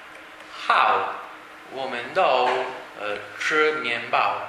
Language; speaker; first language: Chinese; non-native, learner; Italian